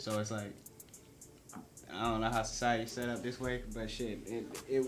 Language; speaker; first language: English; native; English